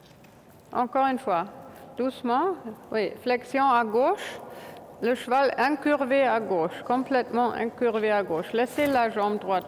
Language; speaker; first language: French; non-native, fluent; German